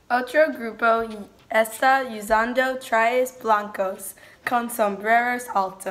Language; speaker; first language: Spanish; non-native, learner; English